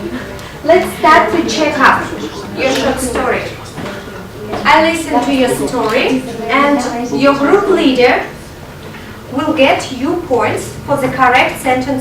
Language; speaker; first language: English; non-native, fluent; Russian